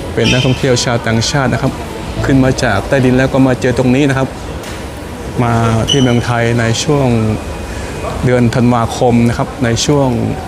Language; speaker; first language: Thai; non-native, local second language; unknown